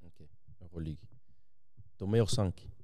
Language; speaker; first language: French; native; French